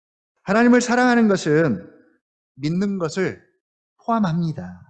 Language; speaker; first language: Korean; native; Korean